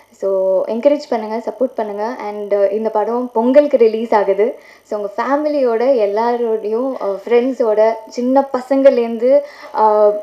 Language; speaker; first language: Tamil; non-native, fluent; Telugu